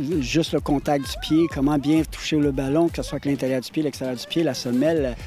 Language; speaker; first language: French; native; French